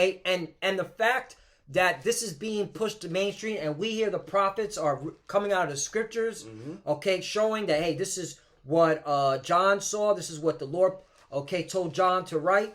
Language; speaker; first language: English; native; English